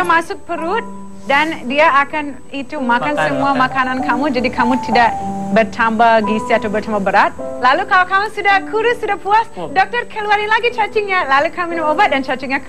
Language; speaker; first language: Indonesian; non-native, fluent; English